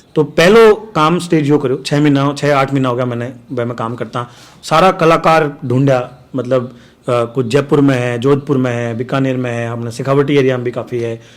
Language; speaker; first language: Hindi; native; Hindi